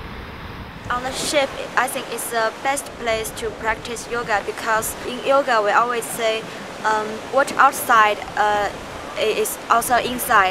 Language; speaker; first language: English; non-native, learner; Chinese